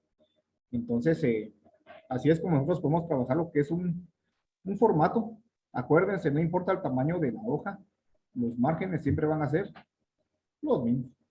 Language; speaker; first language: Spanish; native; Spanish